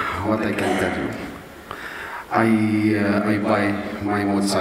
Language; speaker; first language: English; non-native, learner; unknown